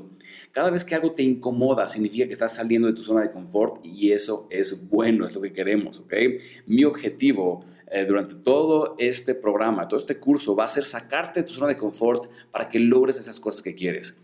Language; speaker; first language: Spanish; native; Spanish